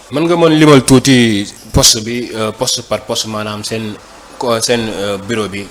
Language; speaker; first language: Wolof; native; Wolof